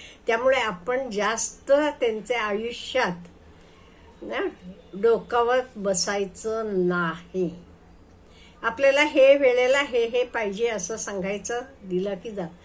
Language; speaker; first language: Marathi; non-native, fluent; Hindi